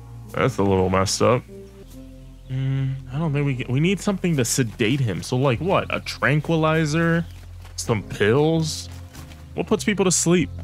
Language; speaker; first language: English; native; English